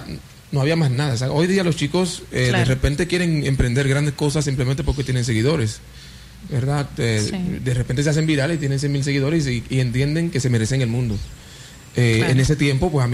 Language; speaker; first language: Spanish; non-native, fluent; Haitian Creole